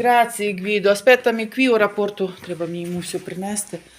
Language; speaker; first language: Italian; non-native, learner; Ukrainian